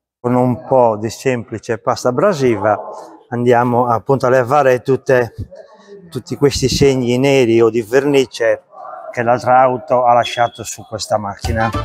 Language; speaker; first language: Italian; native; Italian